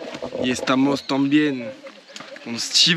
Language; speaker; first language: Spanish; non-native, learner; French